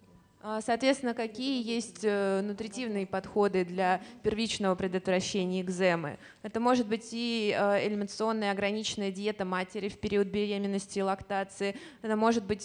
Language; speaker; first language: Russian; native; Russian